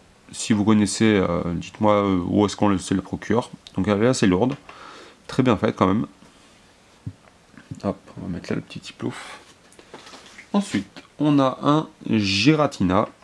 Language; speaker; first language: French; native; French